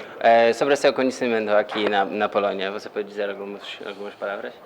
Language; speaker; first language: Portuguese; non-native, fluent; Polish